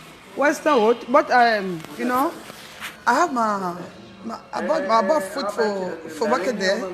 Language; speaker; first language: English; non-native, learner; French